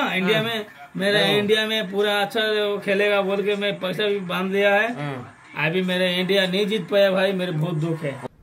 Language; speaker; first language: Hindi; non-native, local second language; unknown